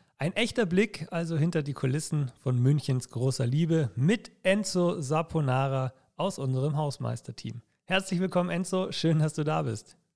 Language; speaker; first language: German; native; German